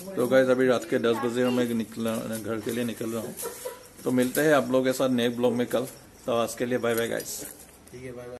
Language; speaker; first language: Hindi; non-native, local second language; Assamese